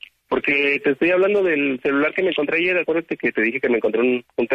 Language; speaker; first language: Spanish; native; Spanish